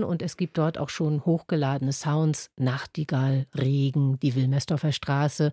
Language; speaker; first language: German; native; German